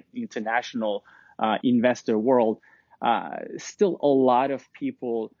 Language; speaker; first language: English; non-native, fluent; Turkish